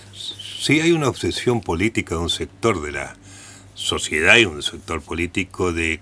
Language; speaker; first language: Spanish; native; Spanish